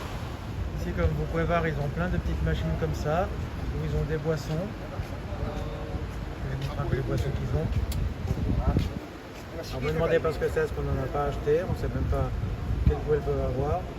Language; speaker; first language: French; native; French